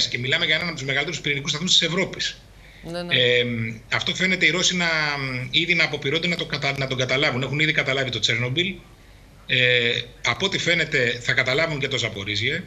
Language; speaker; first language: Greek; native; Greek